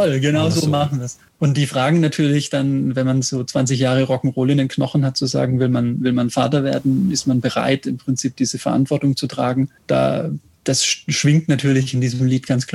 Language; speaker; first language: German; native; German